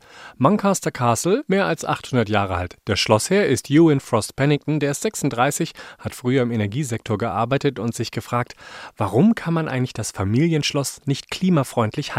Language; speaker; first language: German; native; German